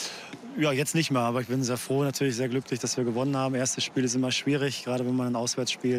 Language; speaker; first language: German; native; German